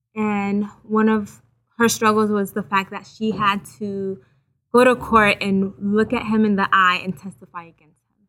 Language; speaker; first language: English; early bilingual, other home language; Haitian Creole